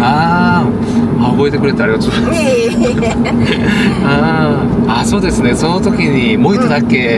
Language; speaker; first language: Japanese; non-native, learner; Korean